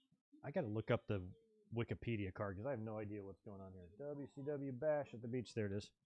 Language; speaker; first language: English; native; English